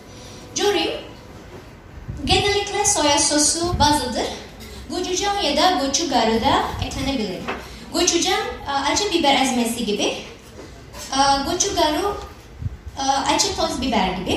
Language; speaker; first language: Turkish; non-native, learner; Indonesian